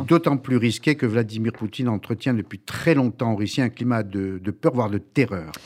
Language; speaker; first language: French; native; French